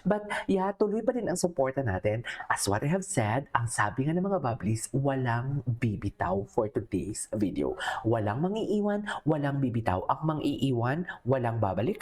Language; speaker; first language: Filipino; native; Filipino